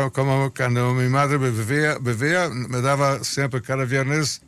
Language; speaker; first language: Spanish; early bilingual, heritage; Spanish